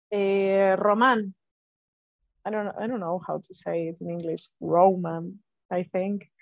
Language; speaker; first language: English; non-native, fluent; Spanish